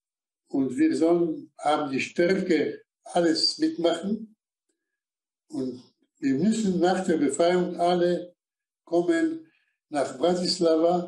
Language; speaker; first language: German; non-native, fluent; Slovak